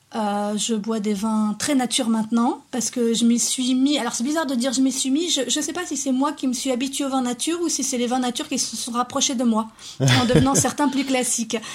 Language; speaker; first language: French; native; French